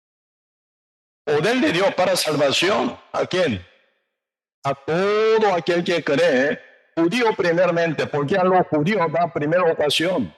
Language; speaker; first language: Spanish; non-native, learner; Korean